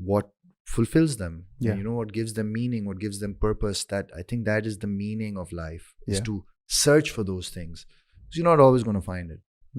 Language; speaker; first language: English; non-native, local second language; Urdu